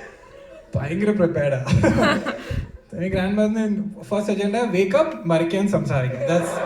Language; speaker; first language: Malayalam; non-native, learner; English